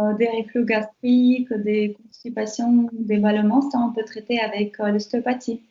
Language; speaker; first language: French; non-native, fluent; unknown